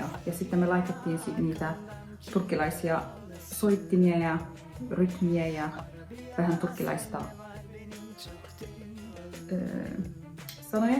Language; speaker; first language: Finnish; non-native, fluent; Turkish